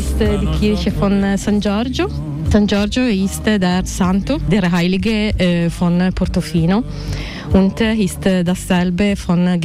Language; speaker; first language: German; non-native, fluent; Italian